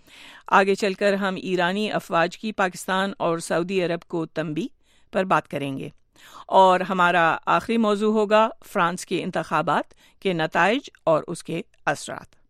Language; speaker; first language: Urdu; native; Urdu